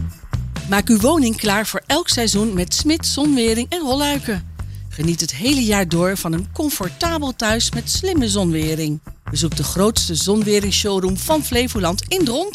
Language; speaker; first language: Dutch; native; Dutch